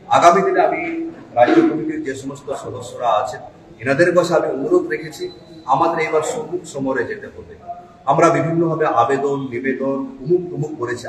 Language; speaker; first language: Bangla; non-native, local second language; Santali